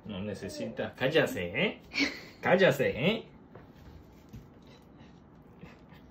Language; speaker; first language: Spanish; non-native, learner; Japanese